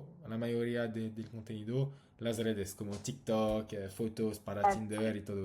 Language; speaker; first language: Spanish; non-native, learner; French